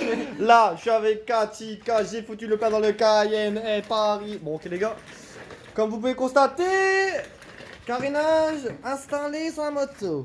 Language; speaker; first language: French; native; French